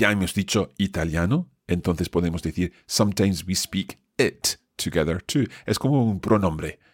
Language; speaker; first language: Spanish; non-native, fluent; English